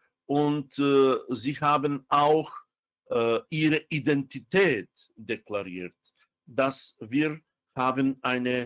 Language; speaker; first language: German; non-native, fluent; Romany